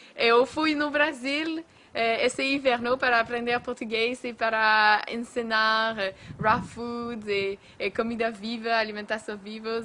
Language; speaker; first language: Portuguese; non-native, learner; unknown